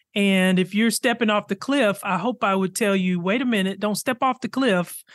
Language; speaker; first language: English; native; English